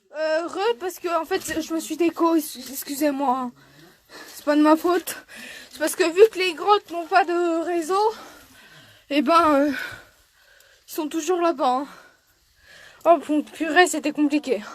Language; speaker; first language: French; native; French